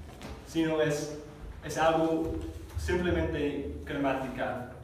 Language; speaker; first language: Spanish; non-native, fluent; English